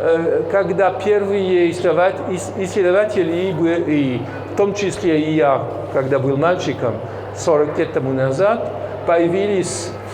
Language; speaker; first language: Russian; non-native, fluent; French